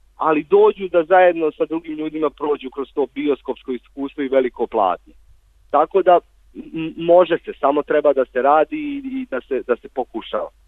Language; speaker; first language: Serbian; native; Serbian